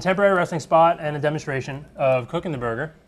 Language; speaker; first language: English; native; English